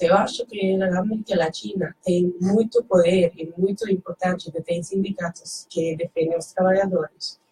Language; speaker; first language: Portuguese; non-native, learner; Dutch